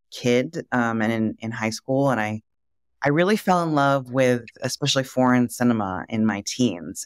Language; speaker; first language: English; native; English